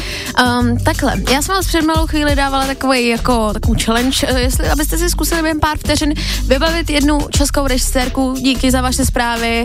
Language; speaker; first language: Czech; native; Czech